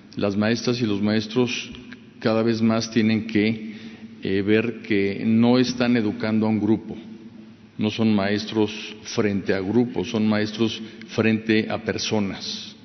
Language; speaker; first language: Spanish; native; Spanish